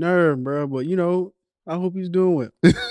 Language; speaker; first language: English; native; English